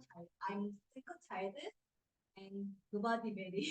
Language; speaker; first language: English; non-native, learner; Portuguese